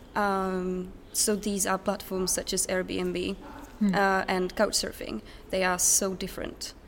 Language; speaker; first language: English; non-native, fluent; Czech